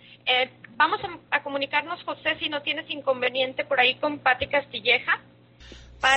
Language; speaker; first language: Spanish; native; Spanish